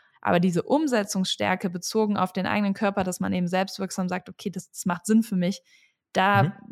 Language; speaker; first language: German; native; German